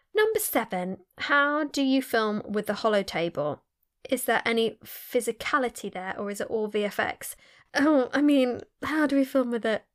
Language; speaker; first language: English; native; English